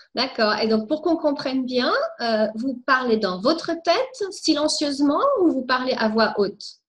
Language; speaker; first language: French; native; French